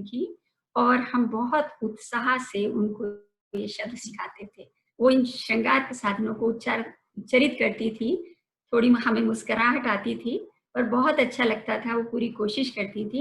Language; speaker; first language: Hindi; native; Hindi